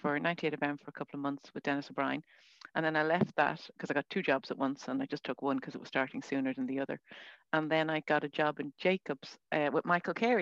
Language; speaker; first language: English; native; English